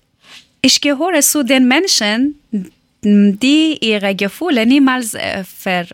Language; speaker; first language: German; non-native, learner; Persian